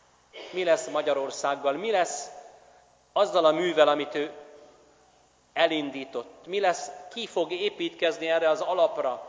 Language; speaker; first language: Hungarian; native; Hungarian